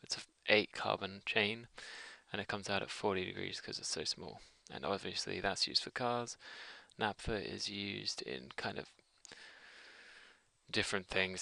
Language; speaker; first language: English; native; English